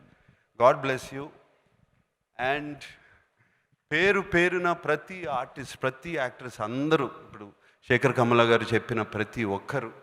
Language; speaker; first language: Telugu; native; Telugu